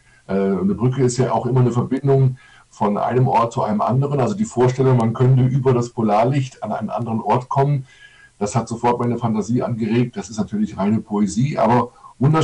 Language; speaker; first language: German; native; German